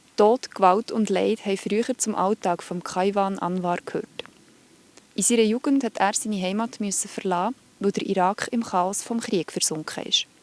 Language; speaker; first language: German; native; German